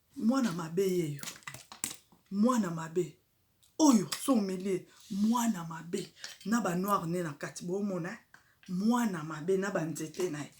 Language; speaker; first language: Lingala; native; Lingala